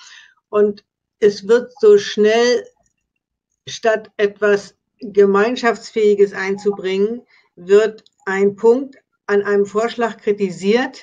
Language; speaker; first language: German; native; German